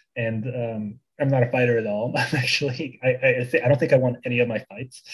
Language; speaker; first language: English; early bilingual, other home language; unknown